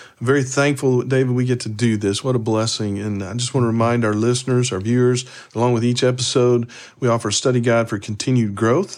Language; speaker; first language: English; native; English